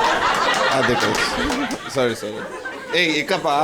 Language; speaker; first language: Kannada; non-native, learner; Punjabi